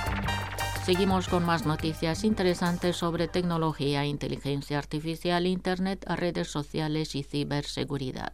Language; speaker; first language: Spanish; non-native, fluent; Romanian